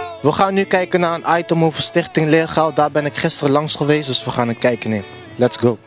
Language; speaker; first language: Dutch; native; Dutch